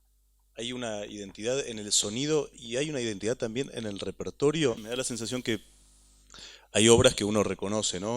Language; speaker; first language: Spanish; native; Spanish